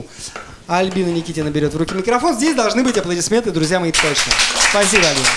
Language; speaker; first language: Russian; native; Russian